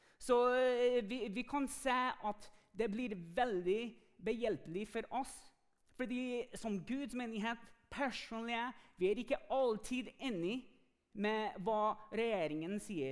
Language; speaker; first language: Norwegian; non-native, fluent; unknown